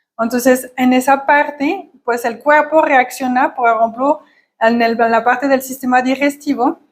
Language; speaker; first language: Spanish; non-native, fluent; French